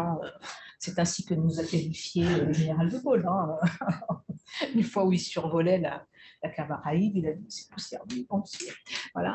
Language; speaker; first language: French; native; French